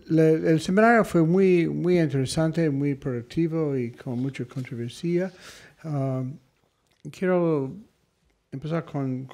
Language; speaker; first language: Spanish; non-native, fluent; English